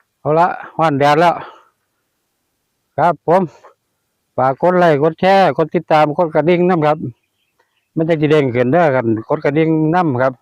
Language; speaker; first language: Thai; non-native, local second language; Lao